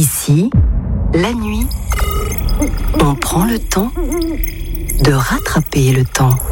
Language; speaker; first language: French; native; French